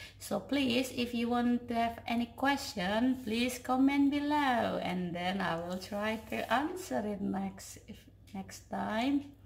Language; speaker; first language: English; non-native, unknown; Javanese